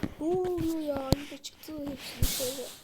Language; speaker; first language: Turkish; native; Turkish